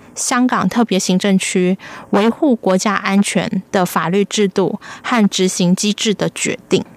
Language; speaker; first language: Chinese; native; Chinese